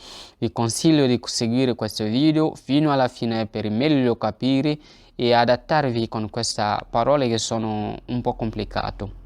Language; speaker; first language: Italian; non-native, learner; Bambara